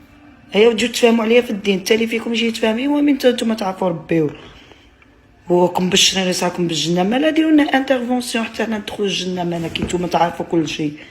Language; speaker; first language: Arabic; native; Arabic